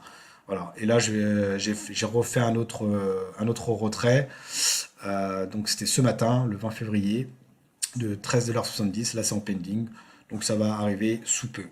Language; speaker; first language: French; native; French